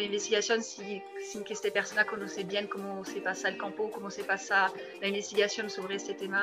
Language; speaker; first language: Spanish; non-native, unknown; French